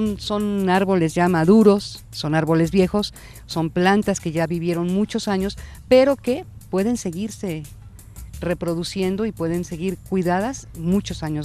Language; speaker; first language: Spanish; native; Spanish